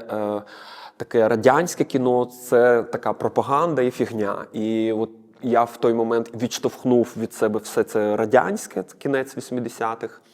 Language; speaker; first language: Ukrainian; native; Ukrainian